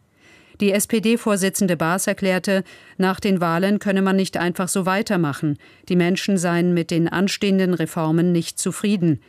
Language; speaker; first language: German; native; German